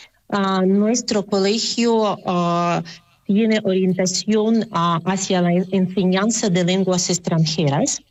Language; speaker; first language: Spanish; non-native, fluent; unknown